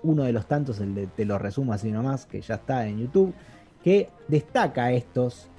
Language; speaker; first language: Spanish; native; Spanish